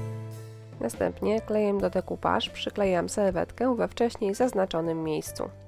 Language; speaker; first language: Polish; native; Polish